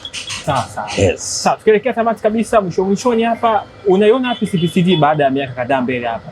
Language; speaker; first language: Swahili; native; Swahili